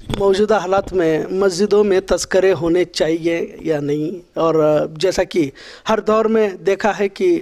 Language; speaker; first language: Urdu; native; Urdu